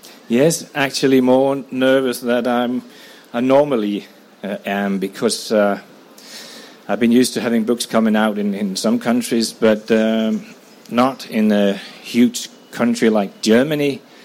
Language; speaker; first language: English; non-native, fluent; Danish